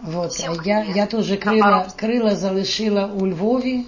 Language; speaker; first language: Russian; native; Russian